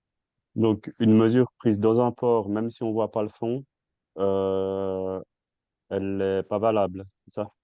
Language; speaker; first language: French; native; French